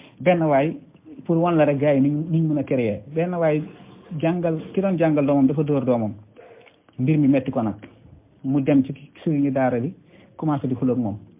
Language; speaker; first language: Wolof; non-native, local second language; Fula